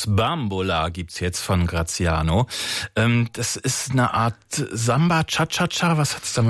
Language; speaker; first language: German; native; German